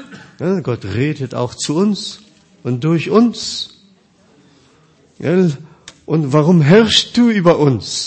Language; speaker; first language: German; non-native, fluent; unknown